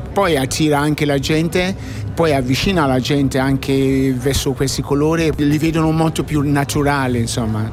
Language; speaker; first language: Italian; non-native, fluent; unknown